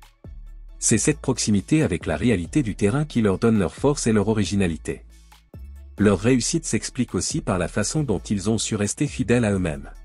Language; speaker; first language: French; native; French